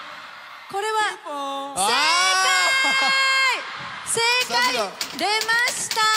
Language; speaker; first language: Japanese; native; Japanese